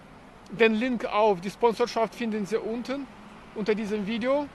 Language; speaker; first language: German; non-native, fluent; Russian